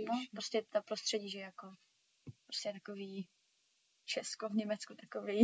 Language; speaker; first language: Czech; early bilingual, heritage; Czech